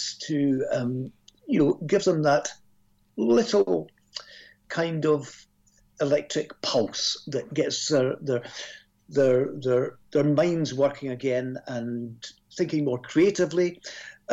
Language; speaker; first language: English; native; English